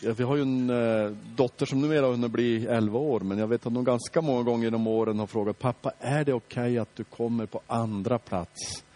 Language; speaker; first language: Swedish; native; Swedish